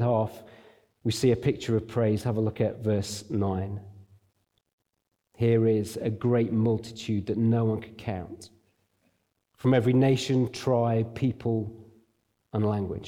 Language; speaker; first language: English; native; English